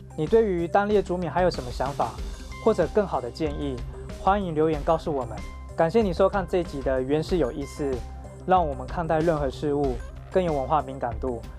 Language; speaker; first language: Chinese; native; Chinese